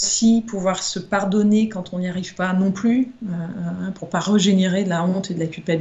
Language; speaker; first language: French; native; French